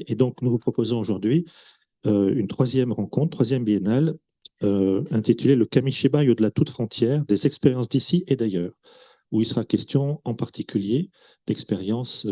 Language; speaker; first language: French; native; French